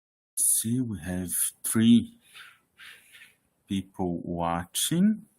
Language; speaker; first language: English; non-native, fluent; Portuguese